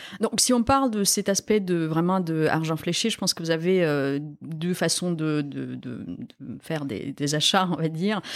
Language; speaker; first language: French; non-native, fluent; Romanian